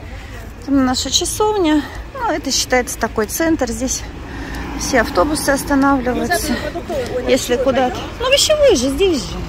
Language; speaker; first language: Russian; native; Russian